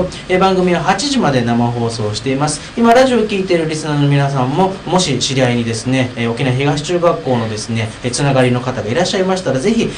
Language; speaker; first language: Japanese; native; Japanese